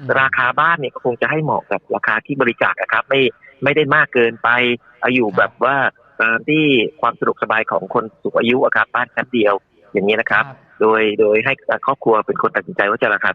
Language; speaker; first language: Thai; native; Thai